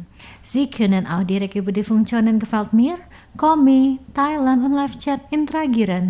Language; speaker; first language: German; non-native, learner; Indonesian